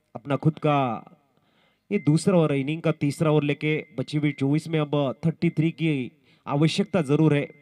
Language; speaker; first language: Hindi; non-native, local second language; Marathi